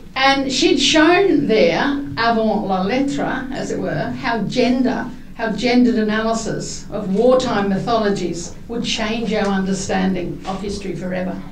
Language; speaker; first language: English; native; English